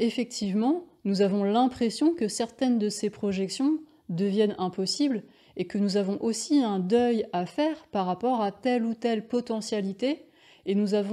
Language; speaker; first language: French; native; French